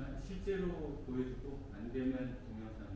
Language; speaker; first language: Korean; native; Korean